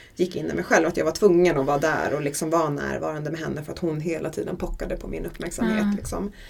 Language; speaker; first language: Swedish; native; Swedish